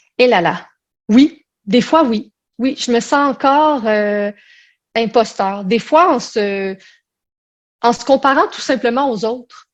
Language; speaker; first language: French; early bilingual, other home language; Portuguese